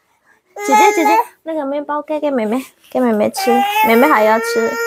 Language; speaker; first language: Chinese; non-native, learner; Indonesian